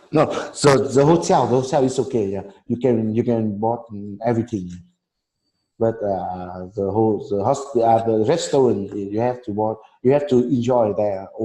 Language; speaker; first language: English; non-native, learner; Vietnamese